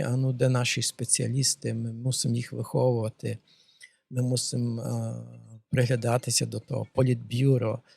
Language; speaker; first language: Ukrainian; early bilingual, heritage; Ukrainian